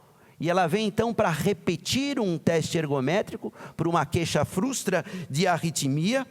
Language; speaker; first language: Portuguese; native; Portuguese